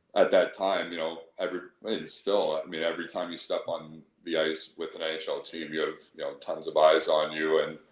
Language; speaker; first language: English; native; English